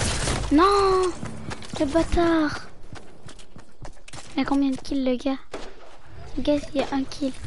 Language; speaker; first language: French; native; French